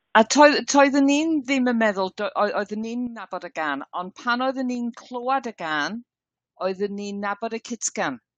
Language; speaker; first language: Welsh; non-native, learner; English